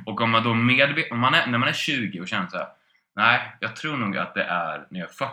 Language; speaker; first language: Swedish; native; Swedish